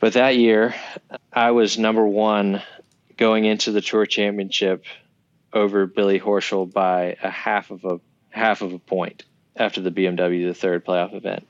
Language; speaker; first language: English; native; English